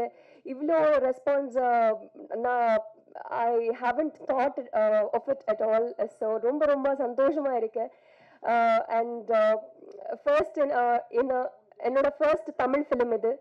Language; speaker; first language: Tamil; non-native, fluent; Telugu